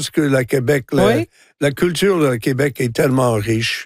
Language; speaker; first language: French; non-native, local second language; English